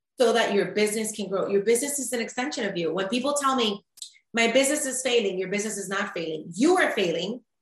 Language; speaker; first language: English; early bilingual, other home language; Spanish